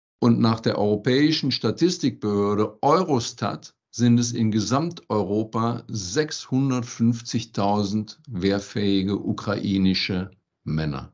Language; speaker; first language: German; native; German